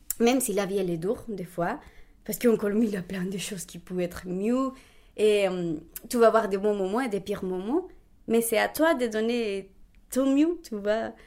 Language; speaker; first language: French; non-native, fluent; Spanish